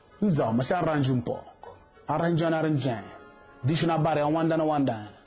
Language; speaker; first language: Italian; non-native, learner; Wolof